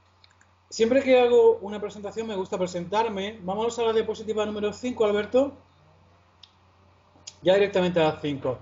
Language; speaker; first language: Spanish; native; Spanish